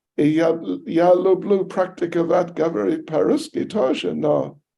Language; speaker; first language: Russian; non-native, learner; English